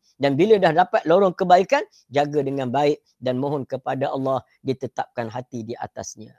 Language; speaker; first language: Malay; native; Malay